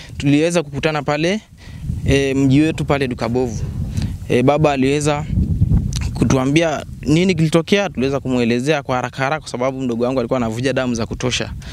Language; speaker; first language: Swahili; non-native, local second language; Masai